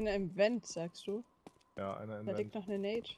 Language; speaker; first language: German; native; German